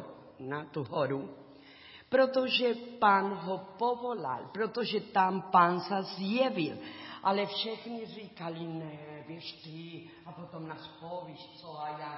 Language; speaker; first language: Czech; non-native, learner; Spanish